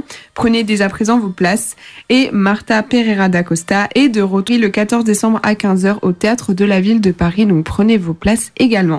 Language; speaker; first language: French; native; French